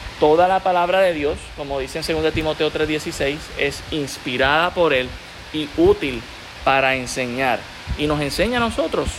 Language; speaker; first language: Spanish; native; Spanish